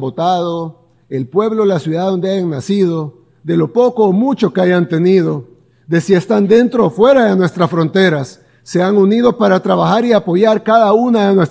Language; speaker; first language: Spanish; native; Spanish